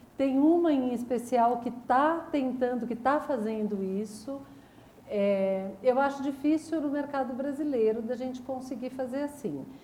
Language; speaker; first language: Portuguese; native; Portuguese